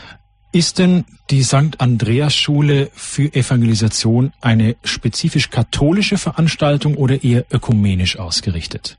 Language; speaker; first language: German; native; German